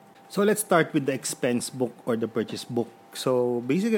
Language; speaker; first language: English; non-native, local second language; Filipino